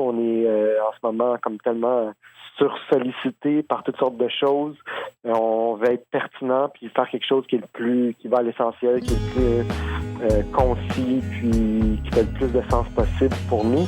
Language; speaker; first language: French; native; French